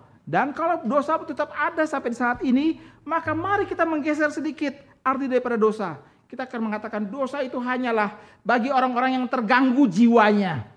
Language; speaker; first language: Indonesian; native; Indonesian